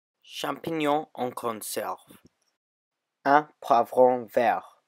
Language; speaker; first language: French; non-native, learner; English